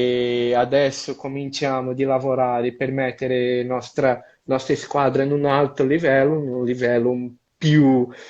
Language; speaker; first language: Italian; non-native, learner; Portuguese